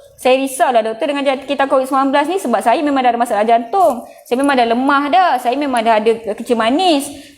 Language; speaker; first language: Malay; non-native, local second language; Tamil